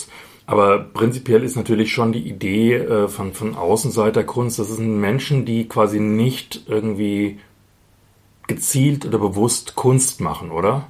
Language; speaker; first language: German; native; German